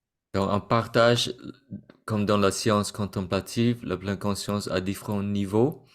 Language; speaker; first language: French; non-native, fluent; Vietnamese